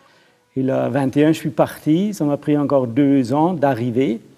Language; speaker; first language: French; non-native, fluent; German